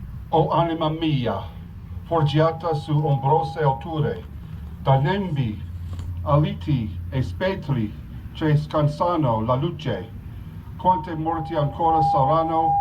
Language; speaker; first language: Italian; non-native, learner; English